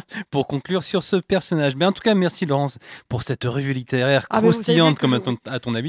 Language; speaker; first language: French; native; French